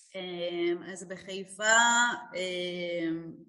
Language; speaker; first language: Hebrew; native; Hebrew